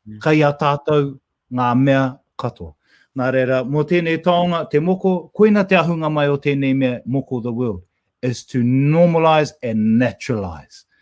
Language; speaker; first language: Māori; native; Māori